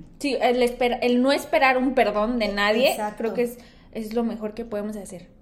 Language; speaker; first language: Spanish; native; Spanish